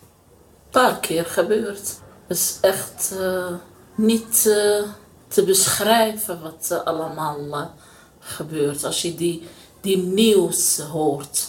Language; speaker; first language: Dutch; non-native, learner; Arabic